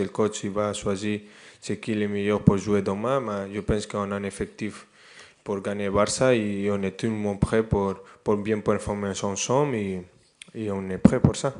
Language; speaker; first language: French; non-native, fluent; Spanish